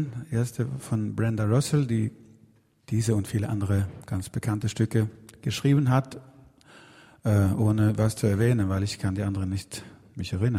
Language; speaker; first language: German; non-native, fluent; Swedish